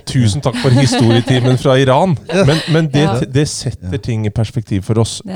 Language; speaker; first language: Norwegian; native; Norwegian